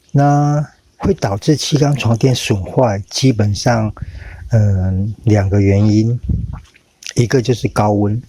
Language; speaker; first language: Chinese; native; Chinese